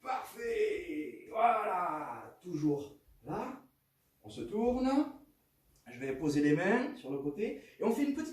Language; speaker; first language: French; native; French